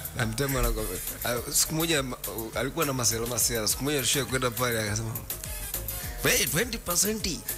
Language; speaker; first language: Swahili; native; Swahili